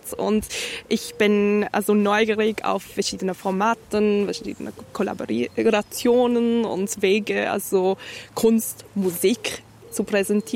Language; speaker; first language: German; non-native, fluent; English